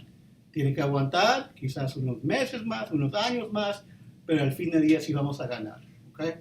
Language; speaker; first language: Spanish; early bilingual, heritage; Spanish